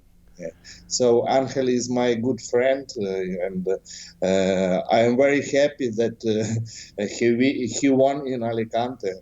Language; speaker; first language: English; non-native, learner; Ukrainian